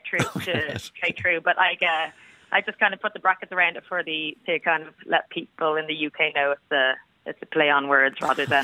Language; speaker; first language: English; native; English